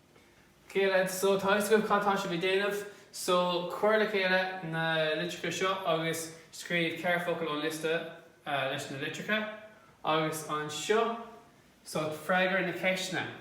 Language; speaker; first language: Irish; non-native, local second language; English